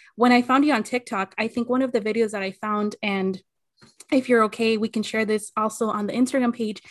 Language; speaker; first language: English; early bilingual, other home language; Spanish